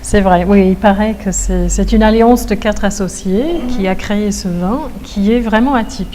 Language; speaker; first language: French; native; French